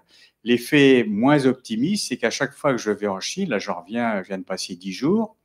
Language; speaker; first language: French; native; French